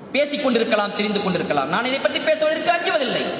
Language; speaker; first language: Tamil; early bilingual, heritage; Tamil